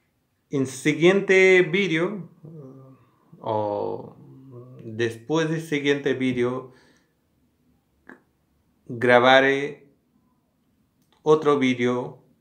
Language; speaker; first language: Spanish; non-native, learner; Hindi